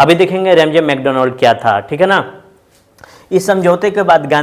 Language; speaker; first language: Hindi; native; Hindi